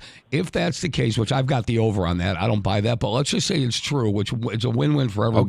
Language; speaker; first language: English; native; English